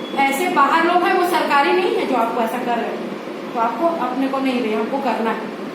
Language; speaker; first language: Hindi; non-native, local second language; Chhattisgarhi